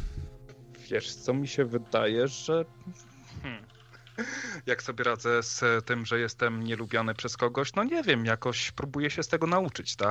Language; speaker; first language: Polish; native; Polish